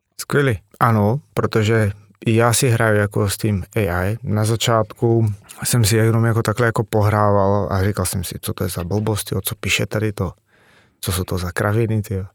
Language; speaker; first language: Czech; non-native, fluent; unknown